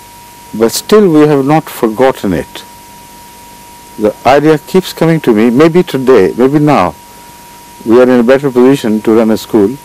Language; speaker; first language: English; non-native, local second language; Urdu